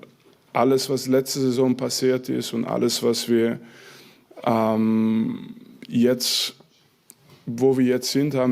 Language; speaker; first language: German; non-native, fluent; French